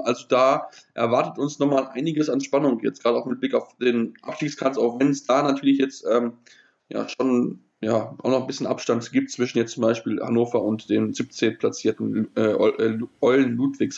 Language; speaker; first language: German; native; German